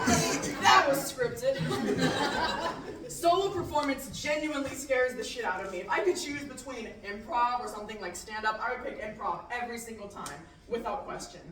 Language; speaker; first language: English; native; English